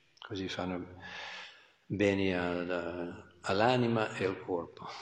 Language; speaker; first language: Italian; non-native, fluent; English